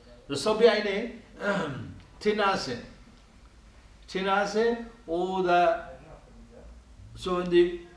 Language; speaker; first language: German; non-native, learner; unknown